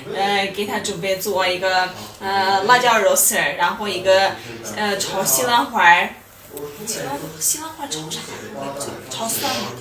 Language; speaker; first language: Chinese; non-native, fluent; Armenian